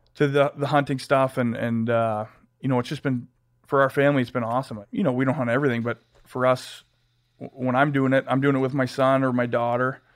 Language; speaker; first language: English; native; English